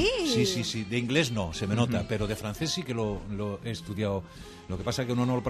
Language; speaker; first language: Spanish; native; Spanish